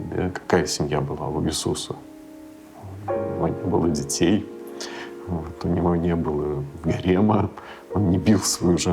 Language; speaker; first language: Russian; native; Russian